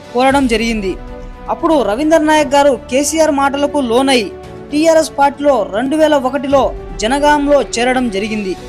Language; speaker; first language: Telugu; non-native, local second language; Lambadi